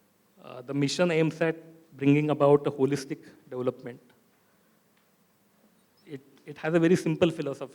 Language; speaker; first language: English; non-native, local second language; Marathi